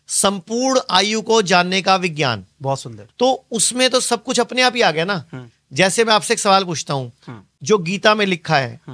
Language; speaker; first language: Hindi; native; Hindi